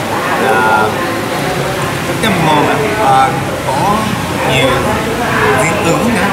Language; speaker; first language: Vietnamese; non-native, learner; Japanese